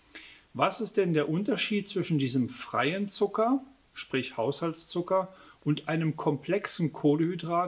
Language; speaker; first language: German; native; German